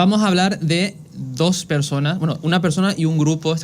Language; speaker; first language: Spanish; native; Spanish